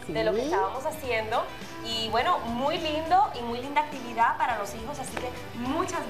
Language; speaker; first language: Spanish; native; Spanish